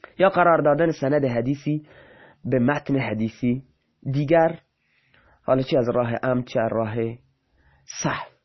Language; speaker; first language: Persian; non-native, local second language; Baluchi